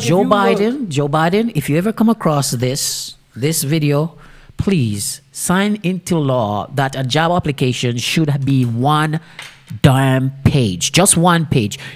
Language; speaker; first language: English; non-native, local second language; Jamaican Creole English